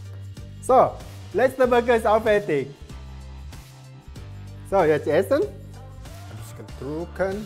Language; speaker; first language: German; non-native, learner; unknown